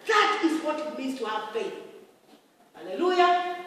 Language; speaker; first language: English; non-native, local second language; Swahili